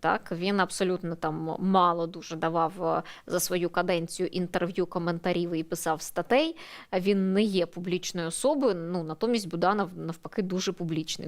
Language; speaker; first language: Ukrainian; native; Ukrainian